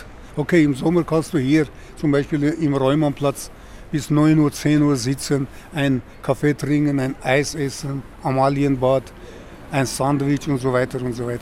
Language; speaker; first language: German; non-native, fluent; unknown